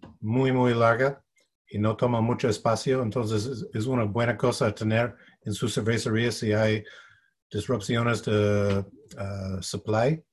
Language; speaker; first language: Spanish; non-native, fluent; English